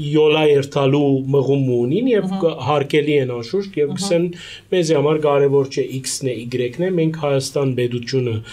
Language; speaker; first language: Armenian; native; Armenian